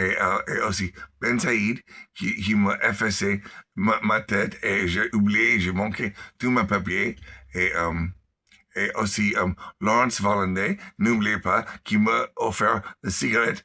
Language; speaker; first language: French; non-native, learner; English